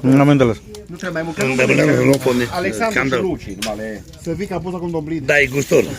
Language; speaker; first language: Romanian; non-native, learner; Bangla